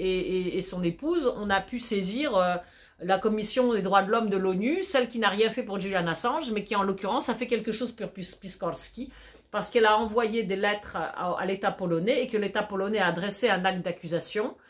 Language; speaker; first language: French; early bilingual, other home language; Polish